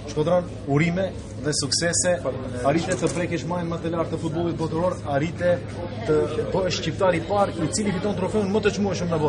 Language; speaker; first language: Albanian; native; Albanian